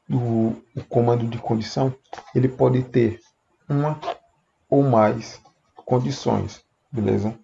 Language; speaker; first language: Portuguese; native; Portuguese